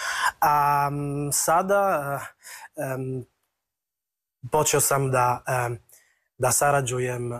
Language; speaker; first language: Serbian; non-native, learner; Italian